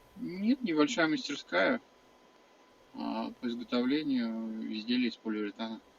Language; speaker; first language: Russian; native; Russian